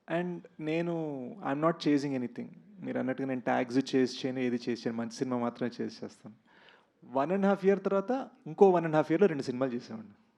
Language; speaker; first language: Telugu; native; Telugu